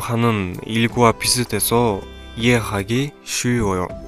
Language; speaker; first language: Korean; non-native, fluent; Kyrgyz